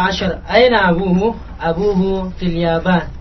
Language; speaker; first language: Arabic; non-native, learner; Indonesian